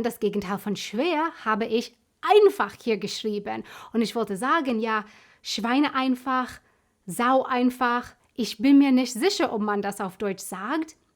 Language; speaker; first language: German; non-native, fluent; English